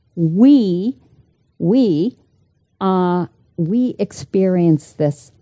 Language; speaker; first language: English; native; English